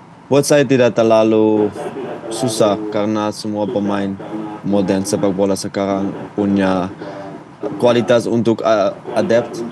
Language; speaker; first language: Indonesian; non-native, fluent; Dutch